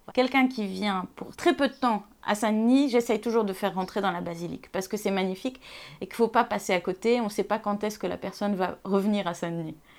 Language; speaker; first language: French; non-native, local second language; Arabic